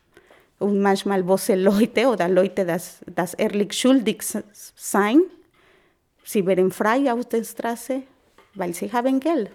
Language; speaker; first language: German; non-native, learner; Spanish